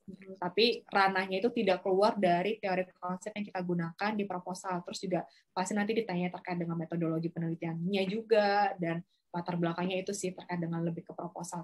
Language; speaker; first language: Indonesian; native; Indonesian